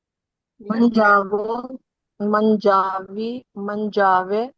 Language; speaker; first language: Italian; non-native, learner; Urdu